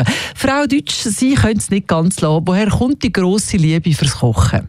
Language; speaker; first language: German; native; German